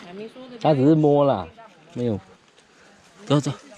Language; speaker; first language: Chinese; native; Chinese